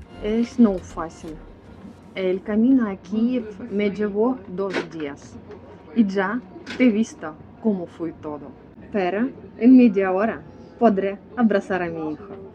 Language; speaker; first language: Spanish; non-native, learner; Ukrainian